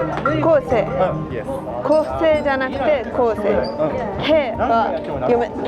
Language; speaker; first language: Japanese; non-native, learner; Persian